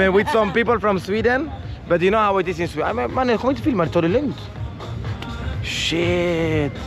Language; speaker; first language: English; non-native, fluent; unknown